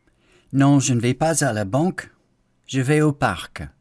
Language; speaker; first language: French; non-native, fluent; English